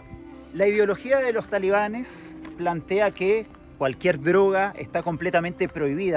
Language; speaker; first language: Spanish; native; Spanish